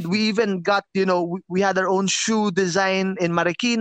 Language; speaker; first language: English; non-native, local second language; Filipino